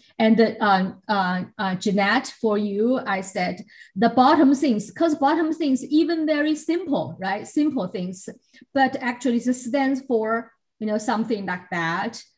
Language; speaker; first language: English; non-native, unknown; Chinese